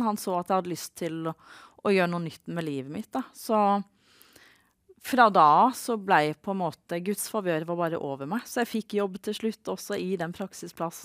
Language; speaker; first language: Norwegian; native; Norwegian